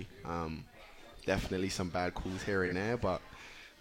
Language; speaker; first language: English; native; English